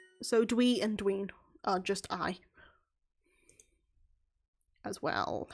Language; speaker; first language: Welsh; non-native, learner; English